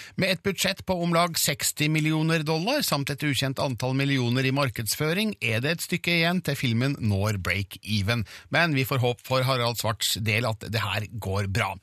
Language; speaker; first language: Norwegian; native; Norwegian